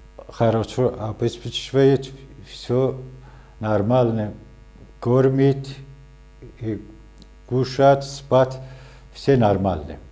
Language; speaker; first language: Russian; non-native, learner; Azerbaijani